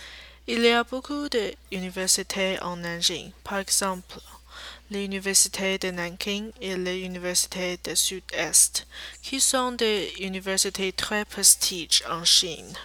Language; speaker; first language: French; non-native, learner; Chinese